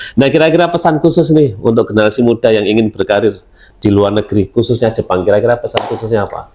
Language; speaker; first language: Indonesian; native; Indonesian